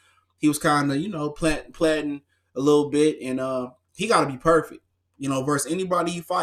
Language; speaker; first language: English; native; English